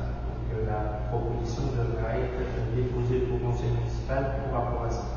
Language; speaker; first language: French; native; French